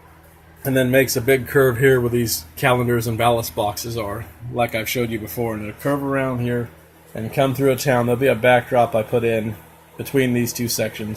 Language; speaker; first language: English; native; English